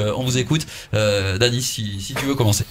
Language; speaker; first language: French; native; French